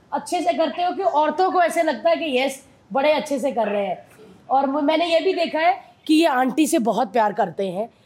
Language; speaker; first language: Hindi; native; Hindi